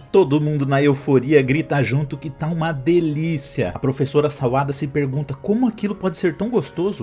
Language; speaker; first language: Portuguese; native; Portuguese